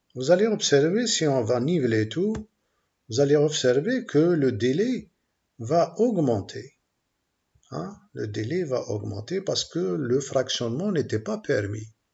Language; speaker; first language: French; non-native, local second language; Arabic